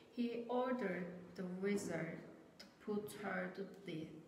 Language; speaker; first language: English; non-native, learner; Turkish